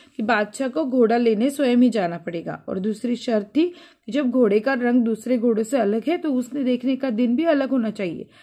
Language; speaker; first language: Hindi; non-native, local second language; Marathi